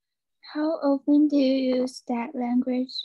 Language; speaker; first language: English; non-native, learner; Chinese